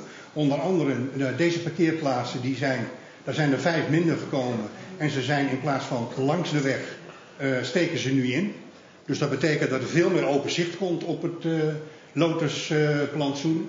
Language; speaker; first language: Dutch; native; Dutch